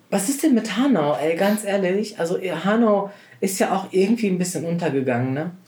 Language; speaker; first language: German; early bilingual, other home language; Turkish